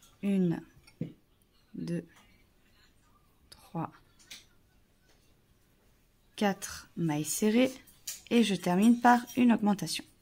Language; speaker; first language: French; native; French